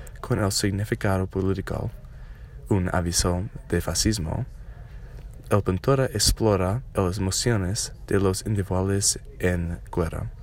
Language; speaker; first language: Spanish; non-native, learner; English